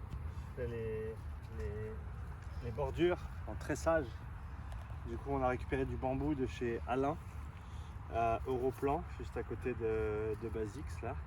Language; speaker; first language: French; native; French